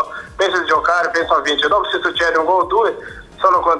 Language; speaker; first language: Italian; non-native, fluent; Portuguese